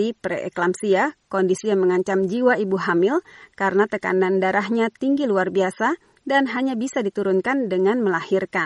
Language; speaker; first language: Indonesian; native; Indonesian